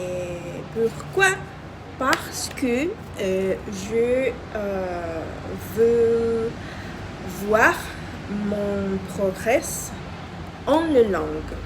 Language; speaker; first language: French; non-native, fluent; Spanish